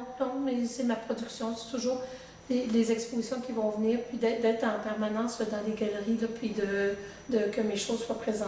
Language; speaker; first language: French; native; French